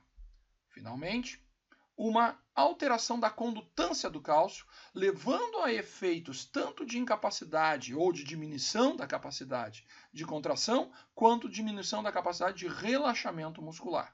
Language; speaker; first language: Portuguese; native; Portuguese